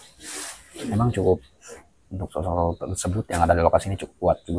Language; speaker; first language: Malay; native; Malay